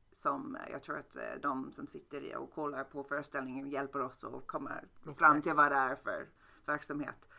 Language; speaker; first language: Swedish; non-native, fluent; English